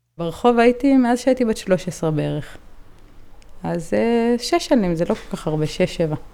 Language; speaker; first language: Hebrew; native; Hebrew